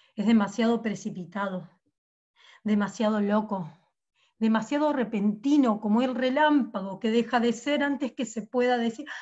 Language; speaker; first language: Spanish; native; Spanish